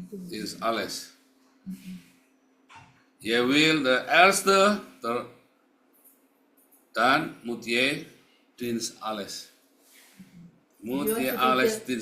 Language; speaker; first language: Dutch; non-native, learner; Indonesian